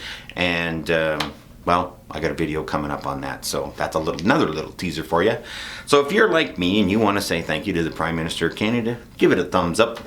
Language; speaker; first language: English; native; English